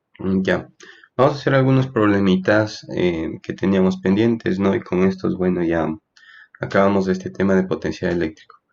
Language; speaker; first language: Spanish; native; Spanish